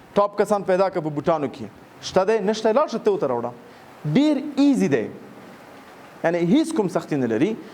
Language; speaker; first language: Pashto; native; Pashto